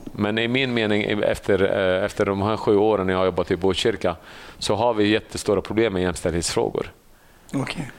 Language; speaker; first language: Swedish; early bilingual, other home language; Assyrian Neo-Aramaic